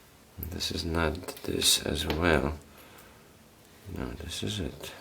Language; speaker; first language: English; non-native, fluent; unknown